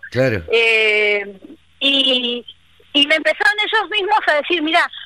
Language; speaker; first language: Spanish; native; Spanish